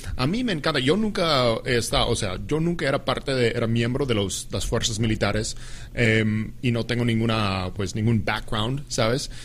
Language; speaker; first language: Spanish; non-native, fluent; English